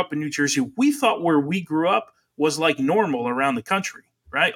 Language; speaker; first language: English; early bilingual, other home language; Italian